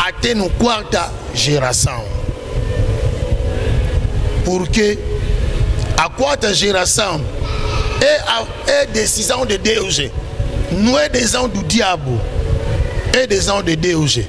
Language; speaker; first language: Portuguese; non-native, learner; Lingala